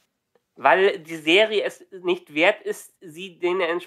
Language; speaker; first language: German; native; German